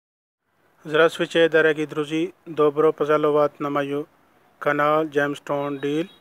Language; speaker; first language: Russian; non-native, learner; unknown